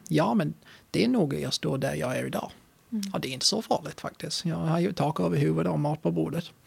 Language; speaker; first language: Swedish; non-native, fluent; English